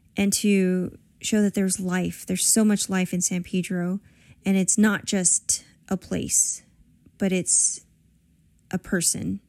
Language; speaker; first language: English; native; English